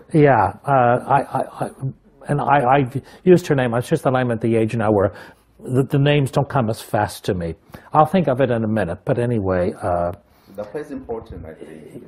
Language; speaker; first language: English; native; English